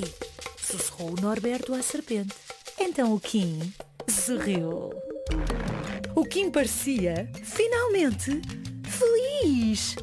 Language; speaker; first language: Portuguese; native; Portuguese